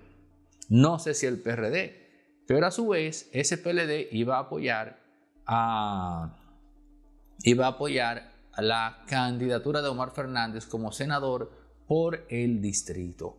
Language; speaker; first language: Spanish; native; Spanish